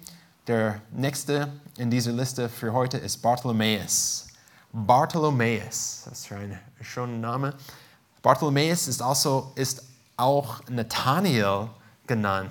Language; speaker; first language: German; non-native, fluent; English